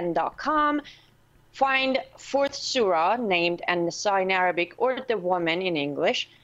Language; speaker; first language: English; non-native, fluent; Persian